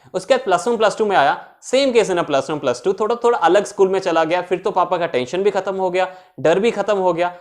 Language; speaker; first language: Hindi; native; Hindi